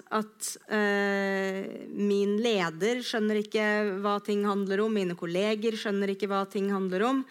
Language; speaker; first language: Norwegian; native; Norwegian